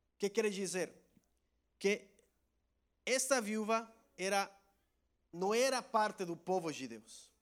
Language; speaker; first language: Portuguese; non-native, learner; Spanish